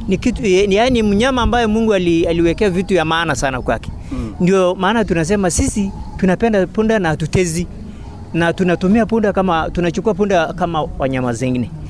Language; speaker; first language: Swahili; non-native, local second language; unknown